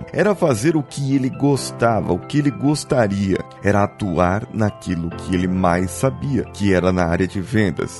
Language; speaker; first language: Portuguese; native; Portuguese